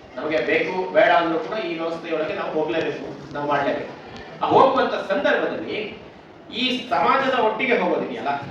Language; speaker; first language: Kannada; non-native, local second language; Kodava